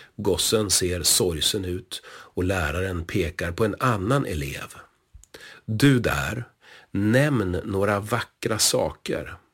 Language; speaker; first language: Swedish; native; Swedish